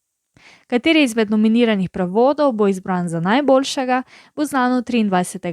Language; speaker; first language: Slovenian; native; Slovenian